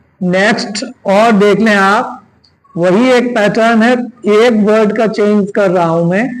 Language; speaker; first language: Hindi; native; Hindi